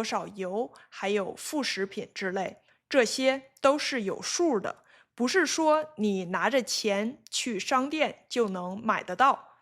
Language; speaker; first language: Chinese; native; Chinese